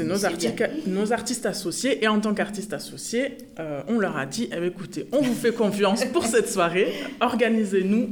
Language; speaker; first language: French; native; French